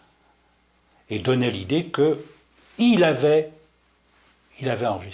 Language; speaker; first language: French; native; French